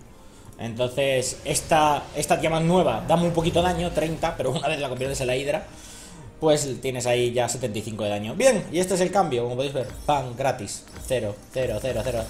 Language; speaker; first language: Spanish; native; Spanish